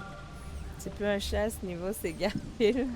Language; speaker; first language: French; native; French